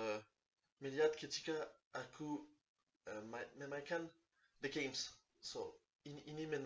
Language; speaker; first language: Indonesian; non-native, learner; French